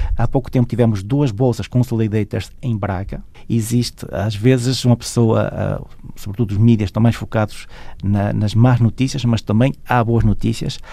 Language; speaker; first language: Portuguese; native; Portuguese